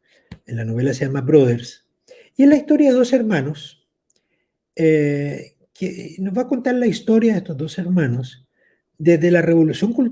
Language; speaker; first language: Spanish; native; Spanish